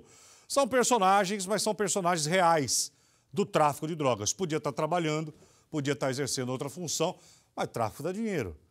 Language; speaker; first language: Portuguese; native; Portuguese